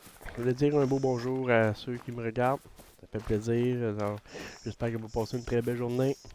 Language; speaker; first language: French; native; French